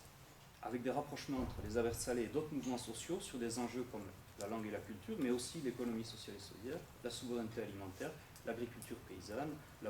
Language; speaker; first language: French; native; French